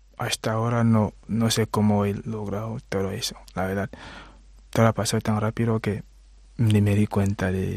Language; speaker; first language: Spanish; non-native, fluent; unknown